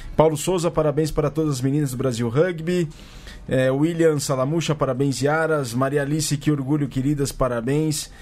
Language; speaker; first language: Portuguese; native; Portuguese